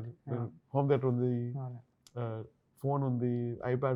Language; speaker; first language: Telugu; non-native, local second language; Tamil